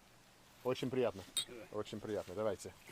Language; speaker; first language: Russian; non-native, learner; English